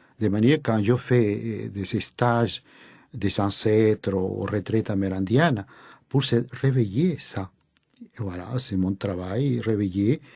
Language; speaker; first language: French; non-native, fluent; Spanish